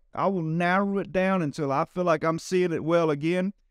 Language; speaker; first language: English; native; English